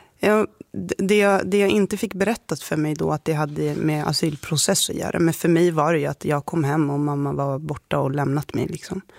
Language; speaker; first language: Swedish; early bilingual, other home language; Somali